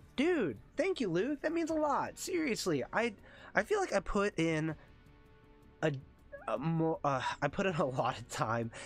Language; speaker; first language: English; native; English